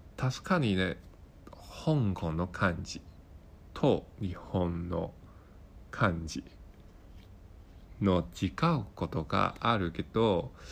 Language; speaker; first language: Japanese; non-native, learner; Cantonese